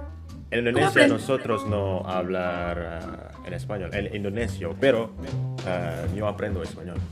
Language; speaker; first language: Spanish; non-native, learner; Indonesian